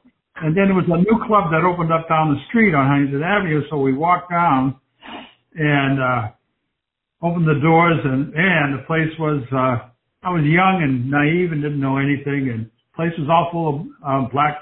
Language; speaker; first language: English; native; English